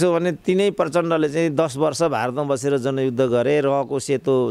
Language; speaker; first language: Nepali; native; Nepali